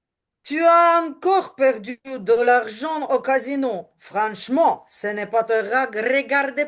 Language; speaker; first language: French; non-native, learner; Ukrainian